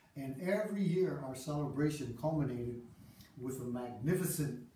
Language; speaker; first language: English; early bilingual, other home language; Spanish